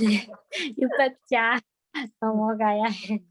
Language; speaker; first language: Korean; non-native, learner; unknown